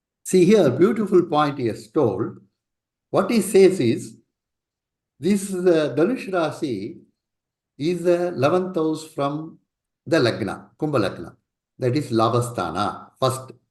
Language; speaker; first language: English; non-native, local second language; Tamil